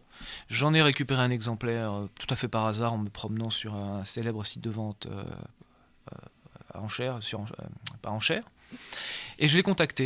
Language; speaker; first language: French; native; French